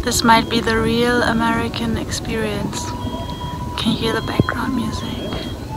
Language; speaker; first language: English; non-native, fluent; German